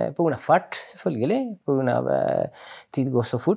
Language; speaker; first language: Norwegian; non-native, fluent; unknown